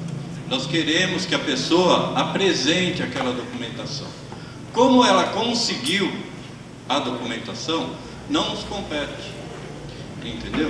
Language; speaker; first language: Portuguese; native; Portuguese